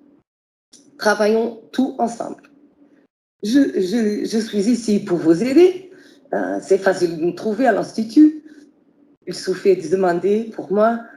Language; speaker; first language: French; non-native, fluent; Portuguese